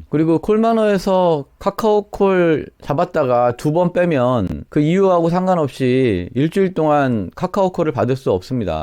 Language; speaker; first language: Korean; native; Korean